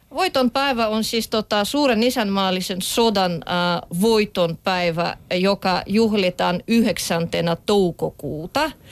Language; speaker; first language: Finnish; non-native, fluent; Russian